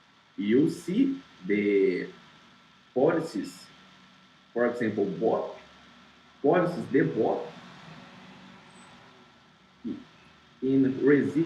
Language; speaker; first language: English; non-native, learner; Portuguese